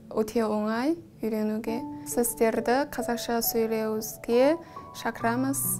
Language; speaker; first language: Kazakh; non-native, learner; Chinese